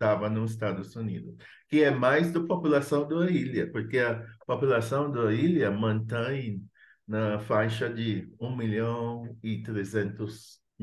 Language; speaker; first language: Portuguese; non-native, fluent; English